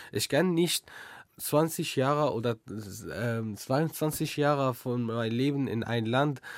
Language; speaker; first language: German; non-native, fluent; Arabic